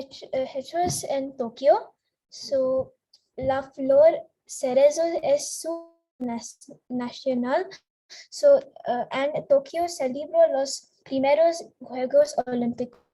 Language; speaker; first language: Spanish; non-native, learner; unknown